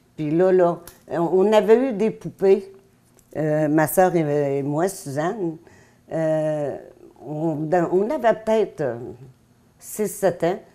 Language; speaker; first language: French; native; French